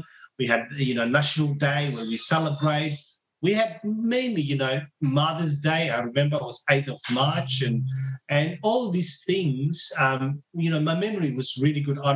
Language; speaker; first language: English; non-native, fluent; Somali